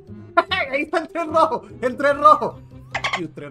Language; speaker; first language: Spanish; native; Spanish